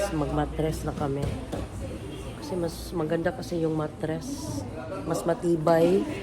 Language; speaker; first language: Filipino; non-native, local second language; Bikol